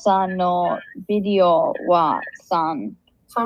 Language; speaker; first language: Japanese; non-native, learner; English